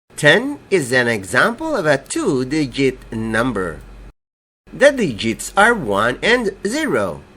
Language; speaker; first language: English; non-native, local second language; Filipino